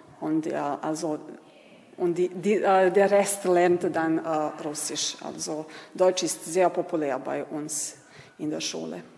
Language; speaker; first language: German; non-native, fluent; Serbian